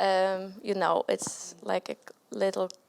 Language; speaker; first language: English; non-native, learner; Polish